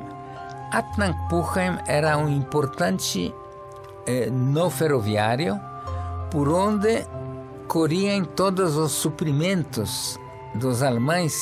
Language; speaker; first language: Portuguese; non-native, fluent; Polish